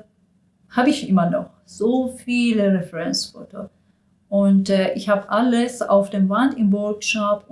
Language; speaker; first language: German; non-native, learner; Persian